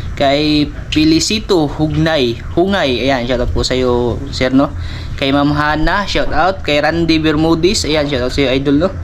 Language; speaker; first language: Filipino; non-native, local second language; Cebuano